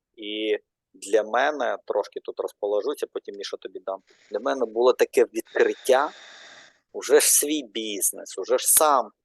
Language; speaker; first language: Ukrainian; non-native, local second language; Russian